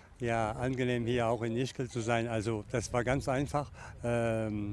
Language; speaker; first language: German; non-native, local second language; French